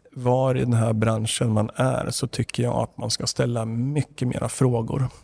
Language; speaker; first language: Swedish; native; Swedish